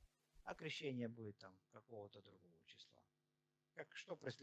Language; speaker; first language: Russian; native; Russian